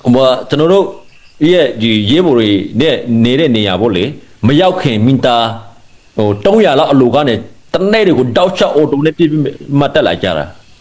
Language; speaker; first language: Burmese; non-native, local second language; Hakha Chin